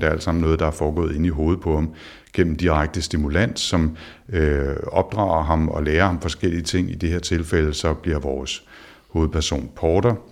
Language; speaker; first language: Danish; native; Danish